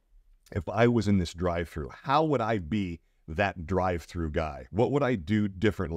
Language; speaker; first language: English; native; English